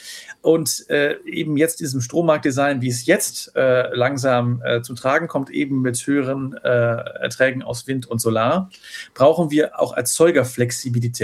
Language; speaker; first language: German; native; German